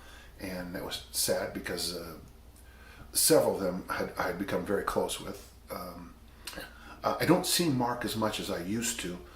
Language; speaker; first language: English; native; English